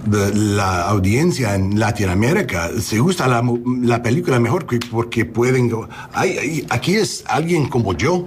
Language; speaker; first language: Spanish; non-native, learner; English